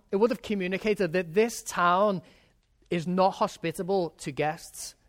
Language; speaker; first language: English; native; English